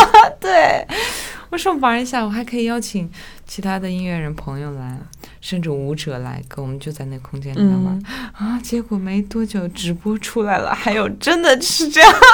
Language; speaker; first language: Chinese; non-native, local second language; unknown